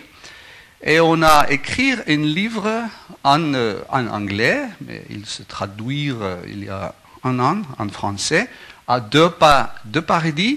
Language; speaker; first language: French; non-native, learner; Afrikaans